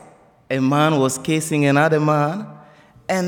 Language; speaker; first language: English; non-native, fluent; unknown